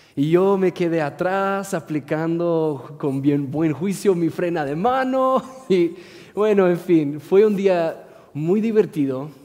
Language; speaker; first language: Spanish; non-native, fluent; English